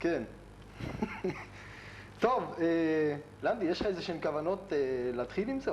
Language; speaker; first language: Hebrew; native; Hebrew